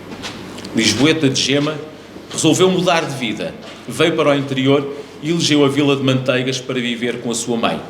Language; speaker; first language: Portuguese; native; Portuguese